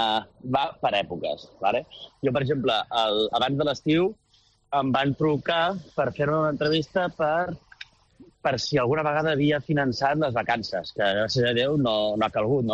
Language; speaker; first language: Catalan; native; Catalan